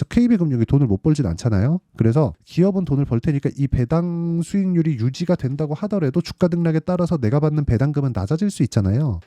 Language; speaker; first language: Korean; native; Korean